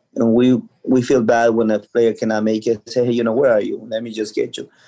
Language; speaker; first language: English; early bilingual, other home language; Spanish